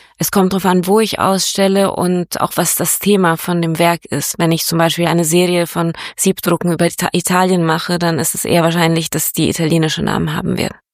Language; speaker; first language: German; non-native, fluent; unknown